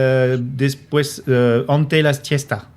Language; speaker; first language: Spanish; non-native, learner; French